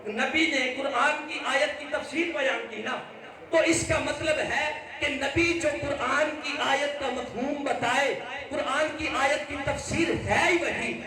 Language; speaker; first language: Urdu; non-native, local second language; Punjabi